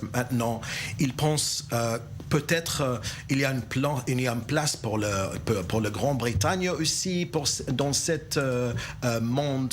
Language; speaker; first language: French; non-native, learner; English